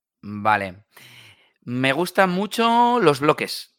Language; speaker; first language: Spanish; native; Spanish